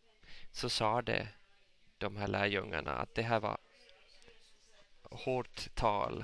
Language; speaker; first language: Swedish; non-native, local second language; Finnish